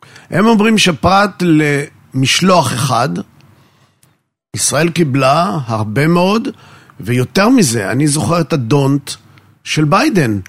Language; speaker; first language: Hebrew; native; Hebrew